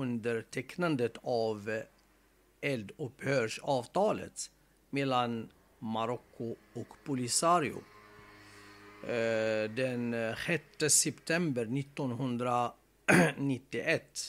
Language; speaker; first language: Swedish; non-native, fluent; Arabic